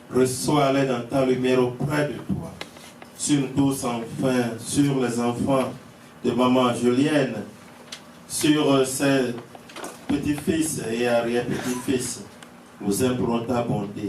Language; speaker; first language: French; native; French